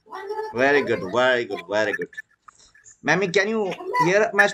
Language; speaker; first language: English; non-native, learner; Marathi